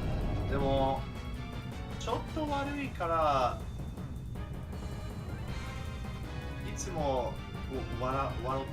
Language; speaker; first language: Japanese; non-native, learner; English